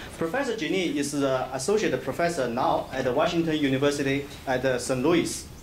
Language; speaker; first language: English; non-native, fluent; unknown